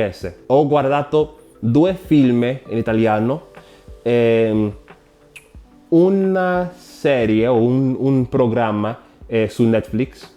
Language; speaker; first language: Italian; non-native, learner; Spanish